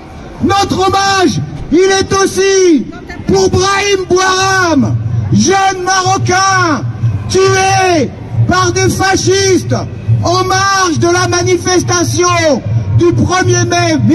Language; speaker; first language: French; native; French